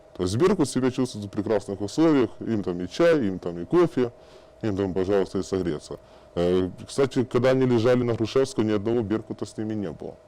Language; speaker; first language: Russian; native; Russian